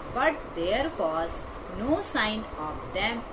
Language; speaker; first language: English; non-native, local second language; Hindi